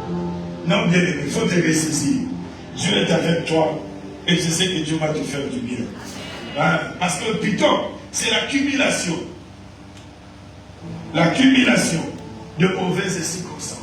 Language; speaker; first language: French; non-native, local second language; Lingala